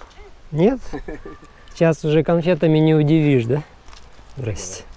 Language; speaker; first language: Russian; native; Russian